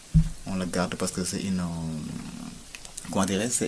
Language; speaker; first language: French; non-native, local second language; Wolof